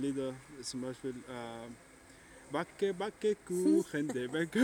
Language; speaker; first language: German; non-native, learner; Arabic